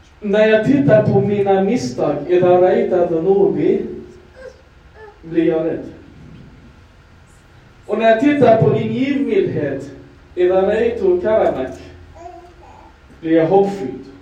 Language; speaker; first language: Swedish; non-native, fluent; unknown